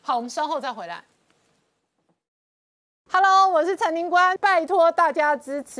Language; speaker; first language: Chinese; native; Chinese